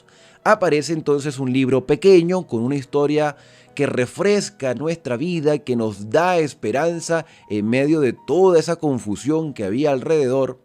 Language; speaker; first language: Spanish; native; Spanish